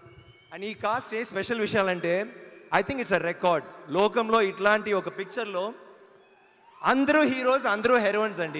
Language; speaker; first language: Telugu; non-native, fluent; Tamil